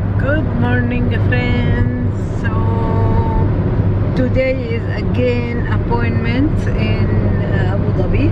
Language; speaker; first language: English; non-native, learner; Arabic